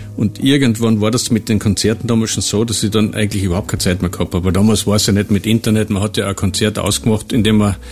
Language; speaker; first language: German; native; German